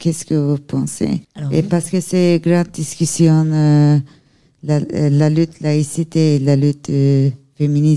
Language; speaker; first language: French; non-native, learner; Turkish